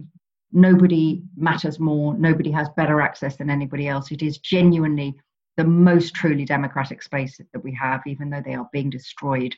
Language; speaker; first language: English; native; English